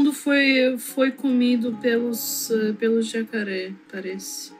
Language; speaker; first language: Portuguese; non-native, fluent; Russian